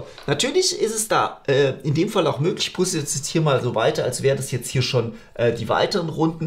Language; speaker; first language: German; native; German